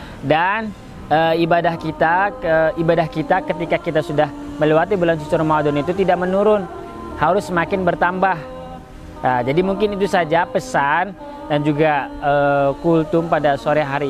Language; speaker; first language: Indonesian; native; Indonesian